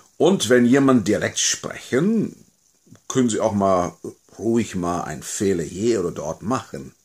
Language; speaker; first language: German; non-native, fluent; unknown